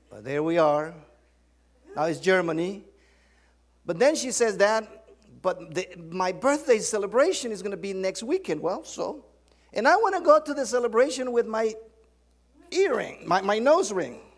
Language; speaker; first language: English; non-native, fluent; Spanish